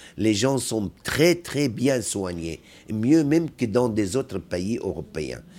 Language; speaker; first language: French; non-native, fluent; Arabic